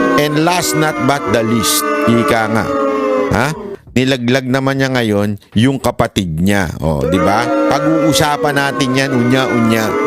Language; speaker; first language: Filipino; native; Filipino